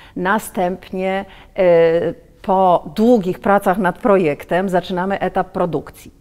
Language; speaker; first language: Polish; native; Polish